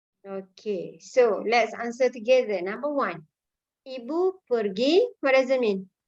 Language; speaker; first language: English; non-native, local second language; Malay